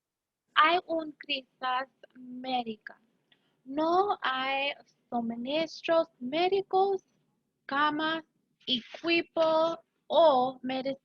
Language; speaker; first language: Spanish; non-native, learner; English